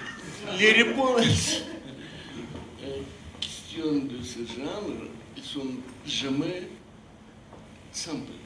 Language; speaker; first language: French; non-native, fluent; Russian